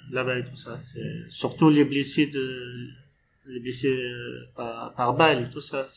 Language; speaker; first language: French; non-native, local second language; Arabic